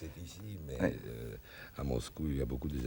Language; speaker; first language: French; non-native, learner; Russian